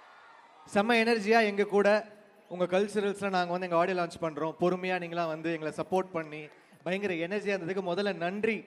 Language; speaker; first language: Tamil; native; Tamil